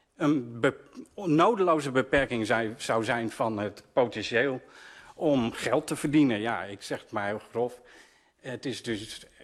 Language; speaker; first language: Dutch; native; Dutch